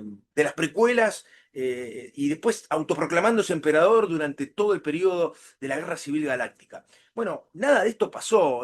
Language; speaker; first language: Spanish; native; Spanish